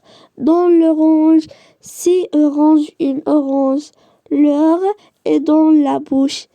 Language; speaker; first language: French; non-native, learner; Arabic